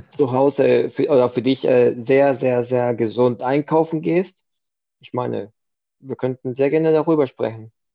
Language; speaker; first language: German; non-native, fluent; Spanish